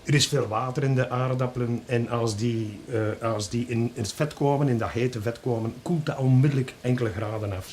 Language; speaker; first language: Dutch; native; Dutch